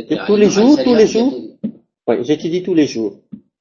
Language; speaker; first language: French; non-native, fluent; Spanish